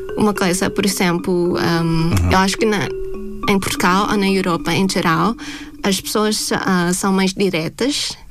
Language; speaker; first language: Portuguese; non-native, fluent; Thai